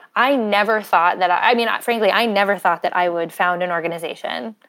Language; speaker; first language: English; native; English